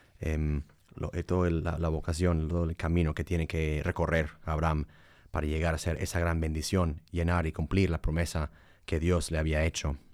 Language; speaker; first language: Spanish; early bilingual, heritage; Spanish